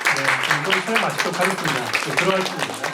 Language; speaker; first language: Korean; native; Korean